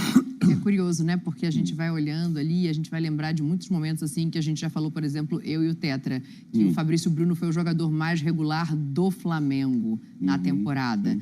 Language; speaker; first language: Portuguese; native; Portuguese